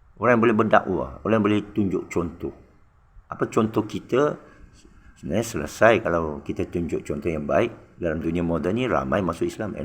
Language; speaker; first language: Malay; non-native, local second language; Chinese